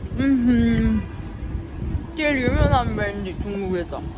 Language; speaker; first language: Korean; non-native, learner; Russian